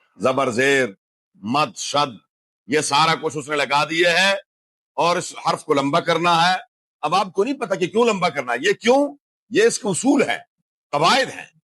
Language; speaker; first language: Urdu; non-native, local second language; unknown